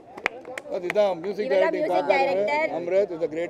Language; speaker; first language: Tamil; native; Tamil